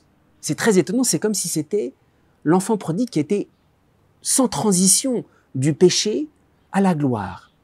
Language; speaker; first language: French; native; French